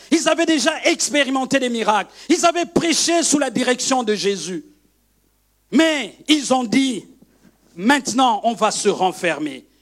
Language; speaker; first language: French; non-native, local second language; Lingala